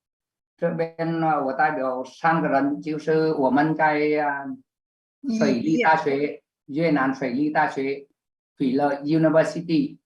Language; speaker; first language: Chinese; non-native, learner; Vietnamese